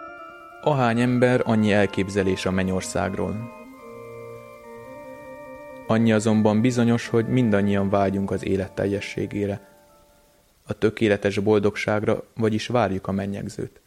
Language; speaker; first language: Hungarian; native; Hungarian